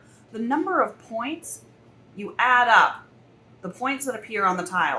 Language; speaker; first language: English; native; English